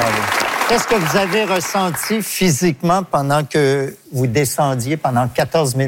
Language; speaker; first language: French; native; French